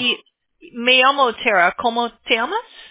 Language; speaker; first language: Spanish; non-native, learner; English